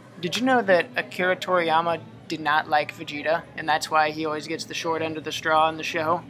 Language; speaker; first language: English; native; English